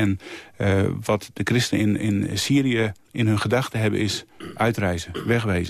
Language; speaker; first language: Dutch; native; Dutch